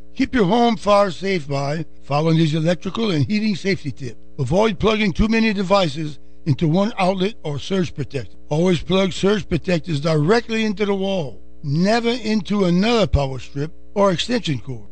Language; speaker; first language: English; early bilingual, other home language; French